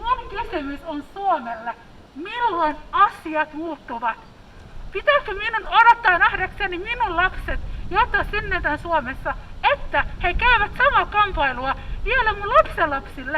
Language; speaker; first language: Finnish; early bilingual, other home language; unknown